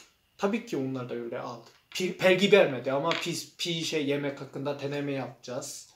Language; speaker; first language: Turkish; non-native, learner; Korean